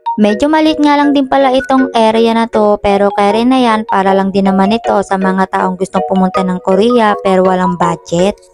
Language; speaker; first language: Filipino; native; Filipino